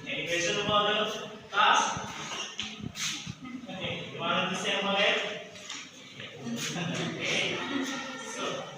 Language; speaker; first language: English; non-native, learner; Indonesian